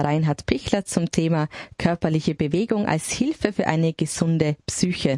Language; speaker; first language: German; native; German